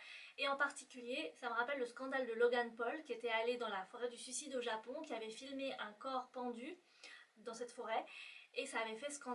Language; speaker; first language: French; native; French